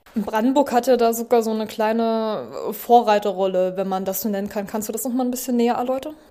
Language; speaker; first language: German; native; German